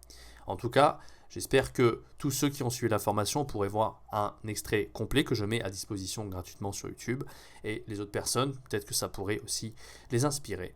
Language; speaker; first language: French; native; French